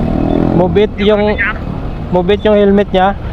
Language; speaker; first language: Filipino; native; Filipino